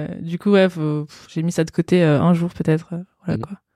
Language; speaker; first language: French; native; French